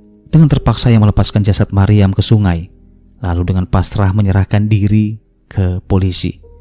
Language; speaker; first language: Indonesian; native; Indonesian